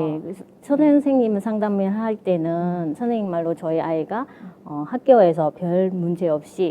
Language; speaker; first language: Korean; non-native, fluent; Vietnamese